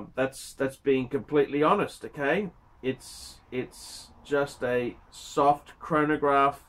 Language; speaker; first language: English; native; English